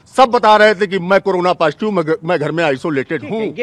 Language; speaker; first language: Hindi; native; Hindi